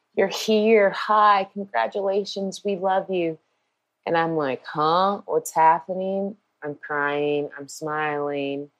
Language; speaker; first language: English; native; English